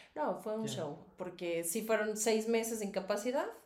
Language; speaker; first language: Spanish; native; Spanish